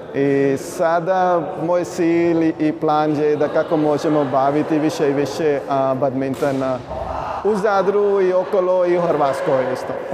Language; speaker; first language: Croatian; non-native, learner; Punjabi